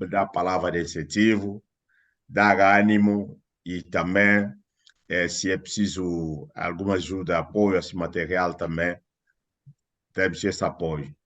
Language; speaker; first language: Portuguese; non-native, fluent; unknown